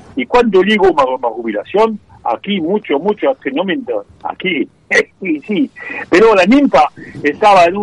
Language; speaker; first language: Spanish; non-native, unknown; French